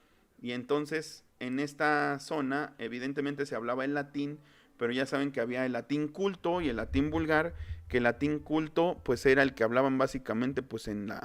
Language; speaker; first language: Spanish; native; Spanish